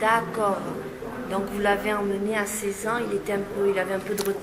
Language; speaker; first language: French; native; French